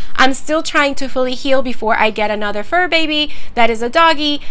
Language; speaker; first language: English; early bilingual, other home language; Spanish